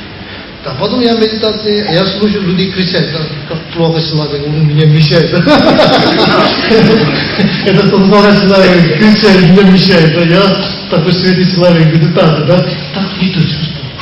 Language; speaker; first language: Russian; non-native, learner; Tibetan